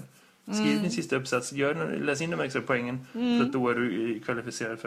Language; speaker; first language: Swedish; native; Swedish